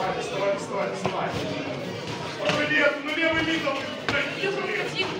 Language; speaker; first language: Russian; native; Russian